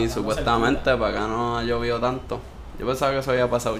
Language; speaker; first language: Spanish; native; Spanish